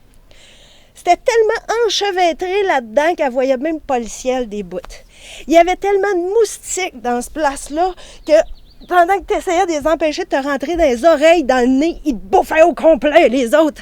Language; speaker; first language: French; native; French